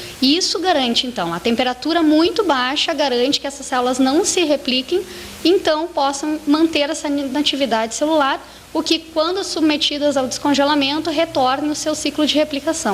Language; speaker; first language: Portuguese; native; Portuguese